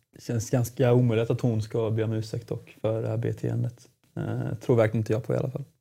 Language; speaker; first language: Swedish; native; Swedish